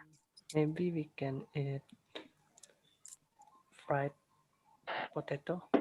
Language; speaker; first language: English; non-native, learner; Indonesian